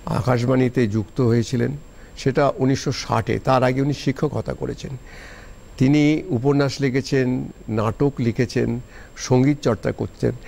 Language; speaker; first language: Bangla; native; Bangla